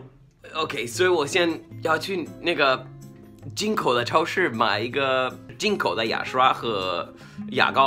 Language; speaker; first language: Chinese; non-native, fluent; Spanish